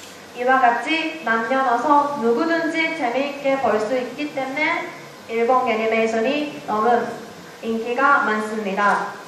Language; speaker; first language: Korean; non-native, learner; Japanese